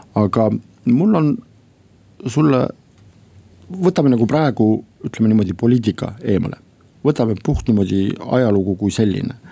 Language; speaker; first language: Estonian; non-native, local second language; Russian